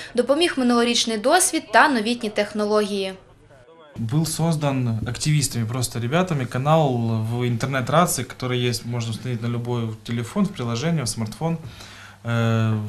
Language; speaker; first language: Ukrainian; native; Ukrainian